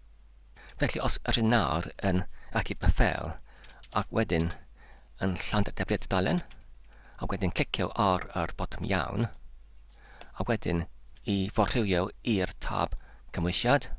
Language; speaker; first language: Welsh; non-native, learner; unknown